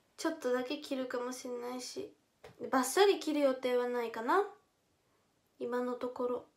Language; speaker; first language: Japanese; native; Japanese